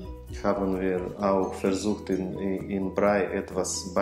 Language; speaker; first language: German; non-native, fluent; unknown